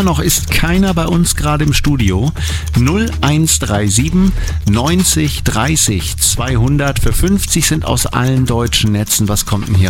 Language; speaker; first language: German; native; German